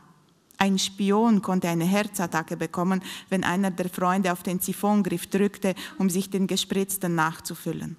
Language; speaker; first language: German; non-native, fluent; Romanian